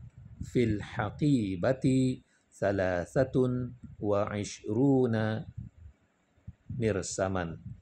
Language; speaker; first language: Arabic; non-native, fluent; Malay